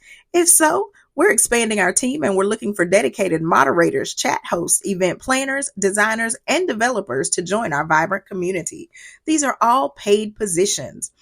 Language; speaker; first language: English; native; English